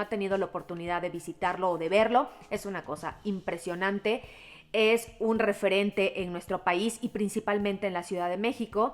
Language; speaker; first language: Spanish; native; Spanish